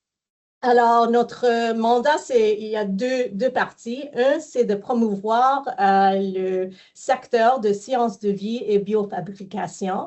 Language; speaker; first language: French; non-native, fluent; English